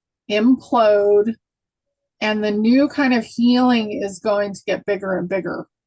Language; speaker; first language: English; native; English